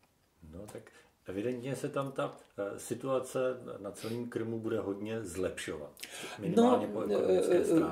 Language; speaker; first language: Czech; native; Czech